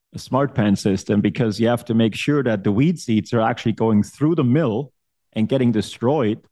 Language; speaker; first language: English; non-native, fluent; German